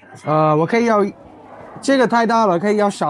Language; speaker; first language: Chinese; non-native, learner; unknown